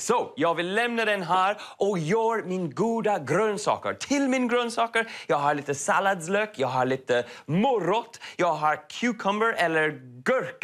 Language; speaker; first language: Swedish; non-native, learner; English